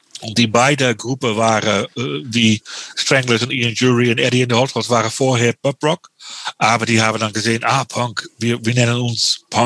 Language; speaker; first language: German; non-native, learner; Dutch